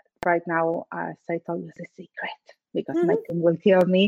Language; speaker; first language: English; non-native, fluent; Spanish